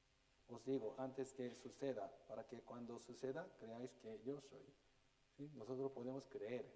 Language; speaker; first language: Spanish; non-native, fluent; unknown